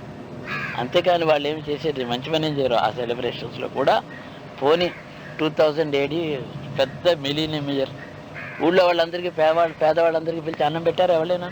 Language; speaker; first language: Telugu; native; Telugu